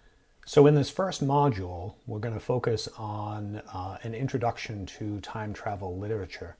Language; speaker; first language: English; native; English